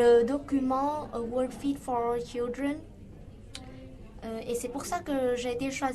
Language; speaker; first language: French; non-native, fluent; Vietnamese